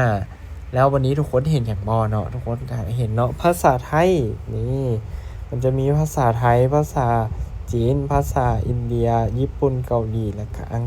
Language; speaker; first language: Thai; non-native, local second language; Lao